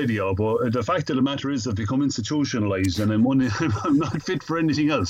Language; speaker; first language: English; native; English